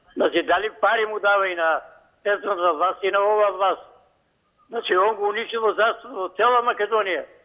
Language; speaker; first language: Macedonian; native; Macedonian